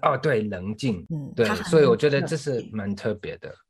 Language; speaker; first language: Chinese; non-native, fluent; English